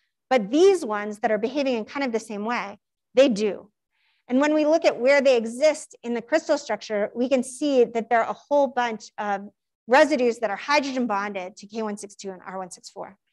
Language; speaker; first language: English; native; English